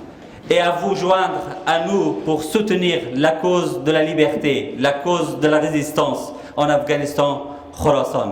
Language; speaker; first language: French; non-native, fluent; Persian